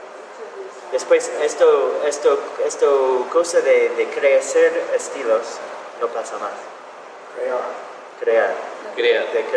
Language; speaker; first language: Spanish; non-native, fluent; English